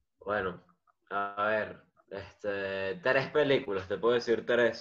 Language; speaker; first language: Spanish; native; Spanish